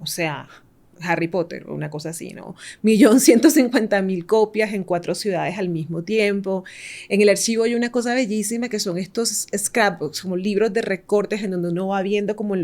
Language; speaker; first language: Spanish; native; Spanish